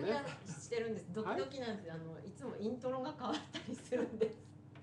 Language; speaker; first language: Japanese; native; Japanese